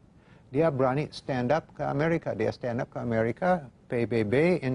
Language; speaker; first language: Indonesian; non-native, fluent; English